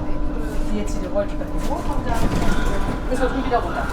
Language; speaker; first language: German; native; German